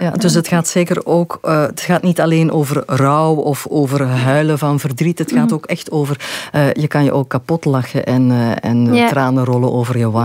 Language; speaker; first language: Dutch; native; Dutch